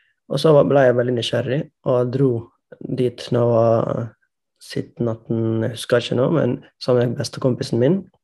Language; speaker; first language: Norwegian; non-native, fluent; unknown